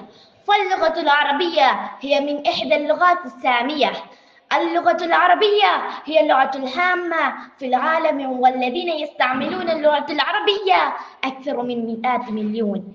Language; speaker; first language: Arabic; non-native, learner; Malayalam